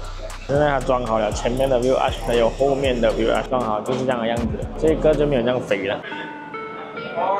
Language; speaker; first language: Chinese; native; Chinese